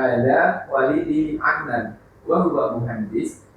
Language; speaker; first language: Arabic; non-native, learner; Indonesian